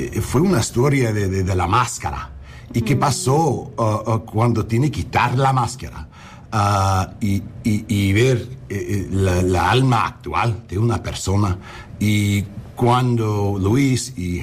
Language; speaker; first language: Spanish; non-native, learner; English